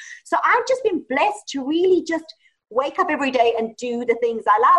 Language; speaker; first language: English; native; English